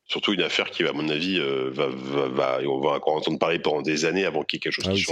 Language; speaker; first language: French; native; French